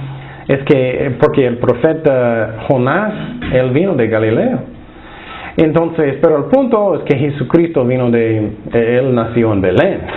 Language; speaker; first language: Spanish; non-native, fluent; English